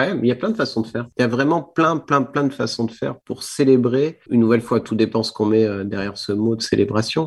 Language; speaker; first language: French; native; French